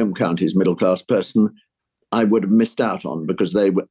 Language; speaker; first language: English; native; English